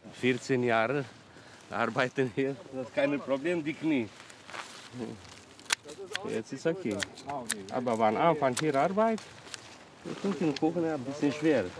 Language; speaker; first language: German; non-native, learner; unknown